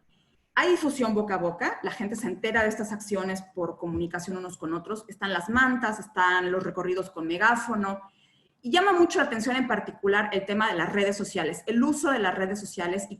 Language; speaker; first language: Spanish; native; Spanish